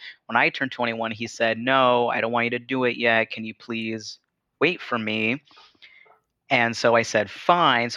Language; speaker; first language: English; native; English